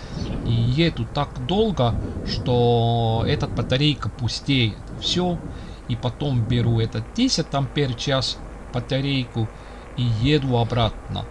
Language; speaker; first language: Russian; non-native, local second language; Estonian